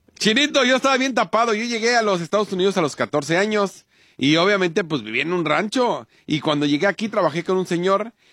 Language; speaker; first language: Spanish; native; Spanish